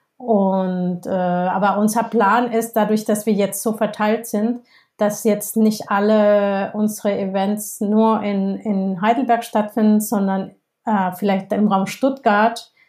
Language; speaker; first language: German; non-native, fluent; Spanish